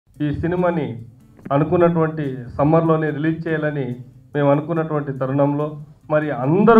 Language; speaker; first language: Telugu; native; Telugu